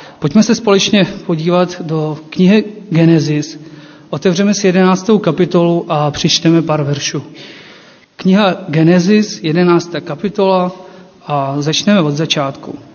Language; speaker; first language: Czech; non-native, fluent; Ukrainian